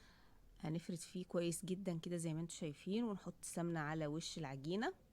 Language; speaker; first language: Arabic; native; Arabic